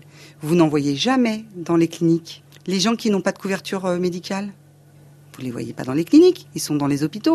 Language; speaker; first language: French; native; French